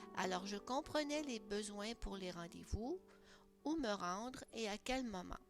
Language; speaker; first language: French; native; French